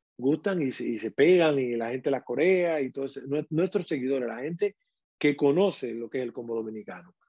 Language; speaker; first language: Spanish; native; Spanish